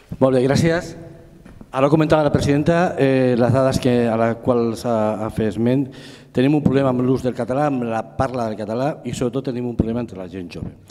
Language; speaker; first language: Catalan; non-native, local second language; Spanish